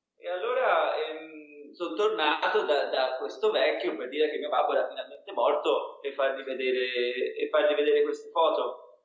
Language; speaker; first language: Italian; early bilingual, heritage; Italian